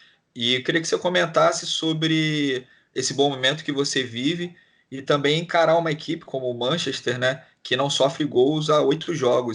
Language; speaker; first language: Portuguese; native; Portuguese